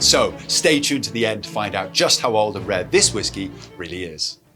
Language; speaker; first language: English; native; English